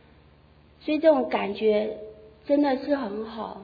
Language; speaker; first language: Chinese; native; Chinese